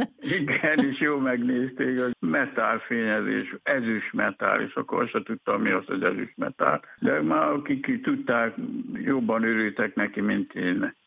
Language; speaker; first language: Hungarian; non-native, fluent; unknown